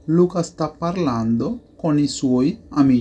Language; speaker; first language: Italian; non-native, fluent; Sinhala